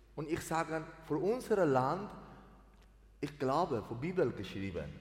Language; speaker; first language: German; non-native, learner; Persian